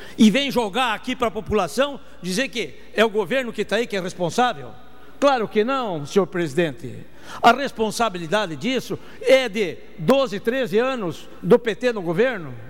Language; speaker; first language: Portuguese; native; Portuguese